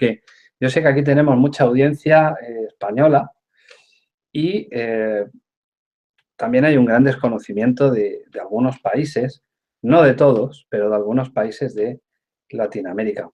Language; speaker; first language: Spanish; native; Spanish